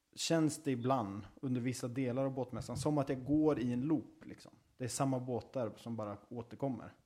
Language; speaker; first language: Swedish; native; Swedish